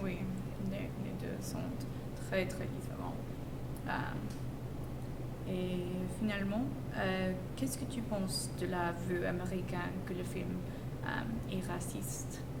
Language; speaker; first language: French; non-native, learner; English